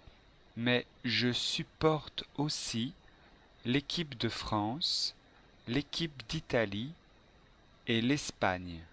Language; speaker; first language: French; non-native, learner; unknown